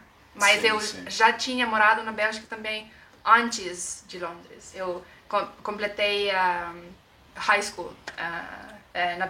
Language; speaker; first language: Portuguese; non-native, fluent; Estonian